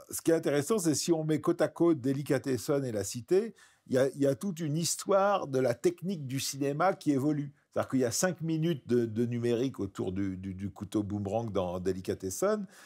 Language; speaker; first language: French; native; French